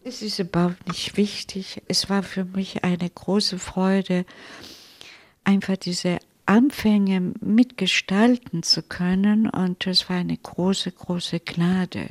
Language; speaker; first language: German; non-native, fluent; Italian